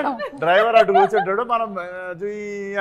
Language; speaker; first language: Telugu; native; Telugu